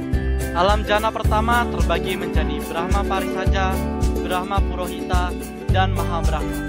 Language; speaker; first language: Indonesian; native; Indonesian